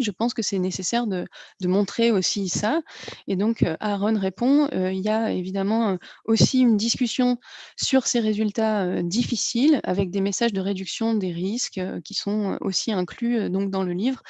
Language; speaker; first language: French; native; French